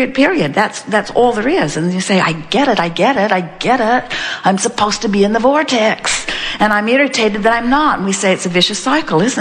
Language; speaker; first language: English; native; English